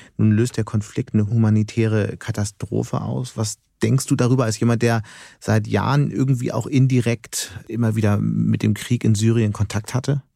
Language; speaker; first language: German; native; German